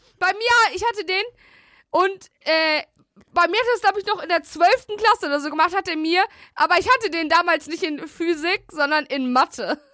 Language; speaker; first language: German; native; German